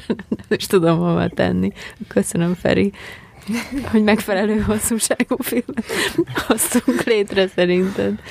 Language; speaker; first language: Hungarian; native; Hungarian